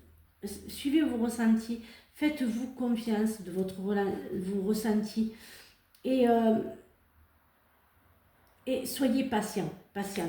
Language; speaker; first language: French; native; French